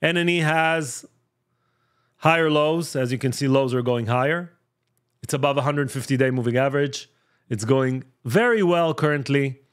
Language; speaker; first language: English; non-native, fluent; Hebrew